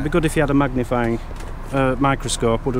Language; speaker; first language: English; native; English